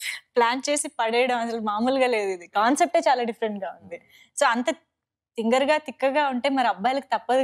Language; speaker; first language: Telugu; native; Telugu